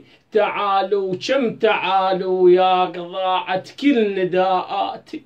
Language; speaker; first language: Arabic; native; Arabic